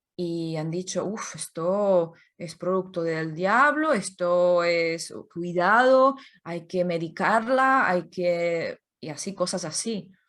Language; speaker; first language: Spanish; non-native, fluent; Czech